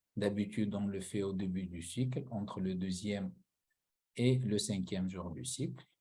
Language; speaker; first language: French; non-native, local second language; Arabic